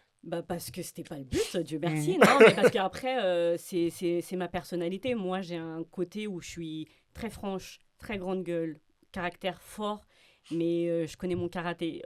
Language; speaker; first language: French; early bilingual, other home language; Fula